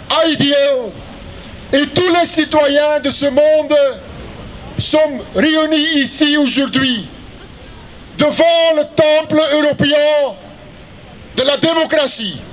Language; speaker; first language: French; non-native, local second language; Dutch